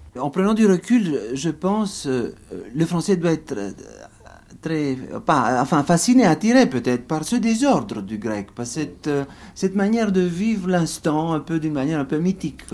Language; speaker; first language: French; non-native, fluent; Greek